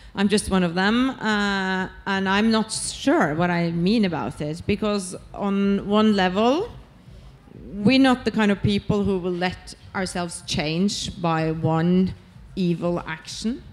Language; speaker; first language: English; non-native, fluent; Norwegian